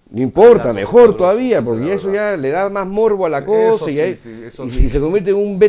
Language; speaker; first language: Spanish; native; Spanish